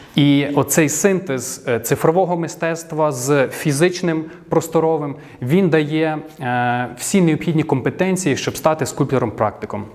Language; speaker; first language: Ukrainian; native; Ukrainian